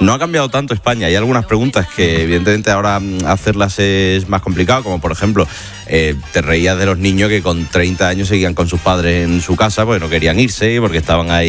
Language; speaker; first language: Spanish; native; Spanish